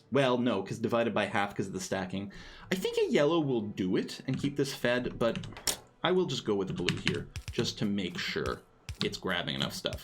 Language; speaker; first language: English; native; English